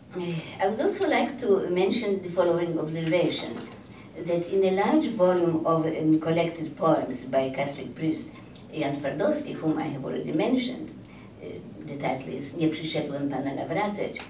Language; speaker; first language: English; non-native, fluent; Polish